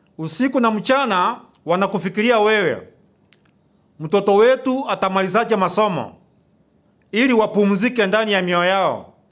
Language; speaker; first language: Swahili; non-native, local second language; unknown